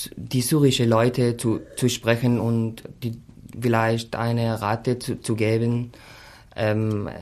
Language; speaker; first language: German; non-native, fluent; Arabic